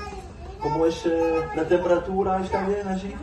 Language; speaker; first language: Spanish; non-native, fluent; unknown